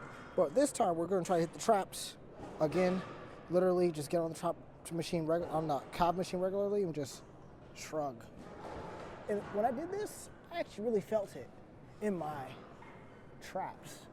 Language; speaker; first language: English; native; English